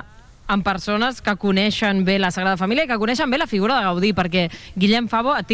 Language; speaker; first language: Catalan; native; Catalan